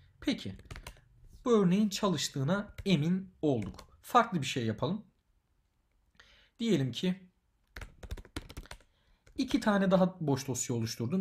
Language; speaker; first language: Turkish; native; Turkish